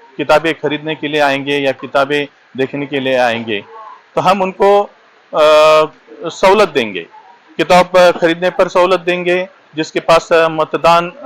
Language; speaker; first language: Hindi; non-native, local second language; Marathi